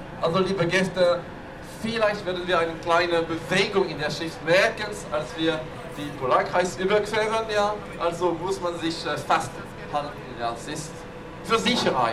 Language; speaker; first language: German; non-native, learner; Norwegian